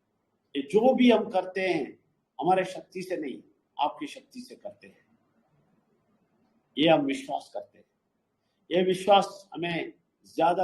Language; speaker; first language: Hindi; non-native, local second language; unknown